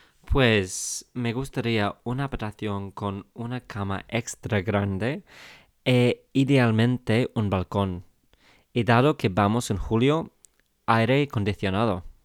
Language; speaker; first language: Spanish; non-native, fluent; English